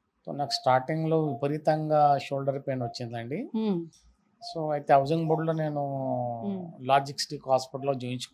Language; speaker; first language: Telugu; native; Telugu